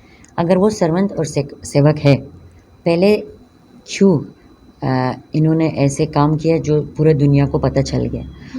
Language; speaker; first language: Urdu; non-native, local second language; Persian